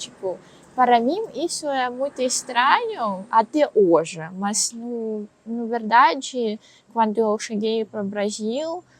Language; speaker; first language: Portuguese; non-native, learner; Russian